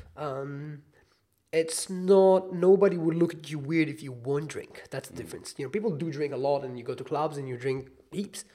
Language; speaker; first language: English; non-native, fluent; Hebrew